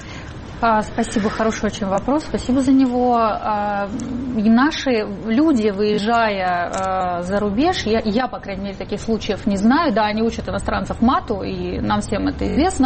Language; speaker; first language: Russian; native; Russian